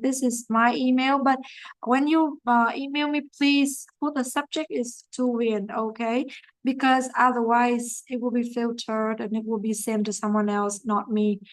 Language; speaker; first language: English; non-native, fluent; Vietnamese